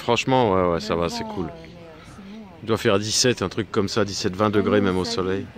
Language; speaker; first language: French; native; French